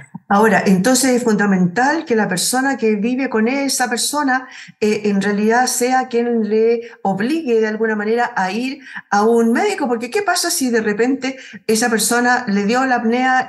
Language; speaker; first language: Spanish; native; Spanish